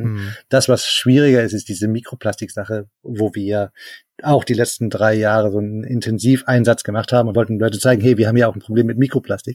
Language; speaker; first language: German; native; German